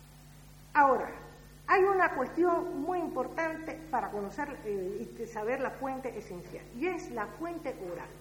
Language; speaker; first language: Spanish; native; Spanish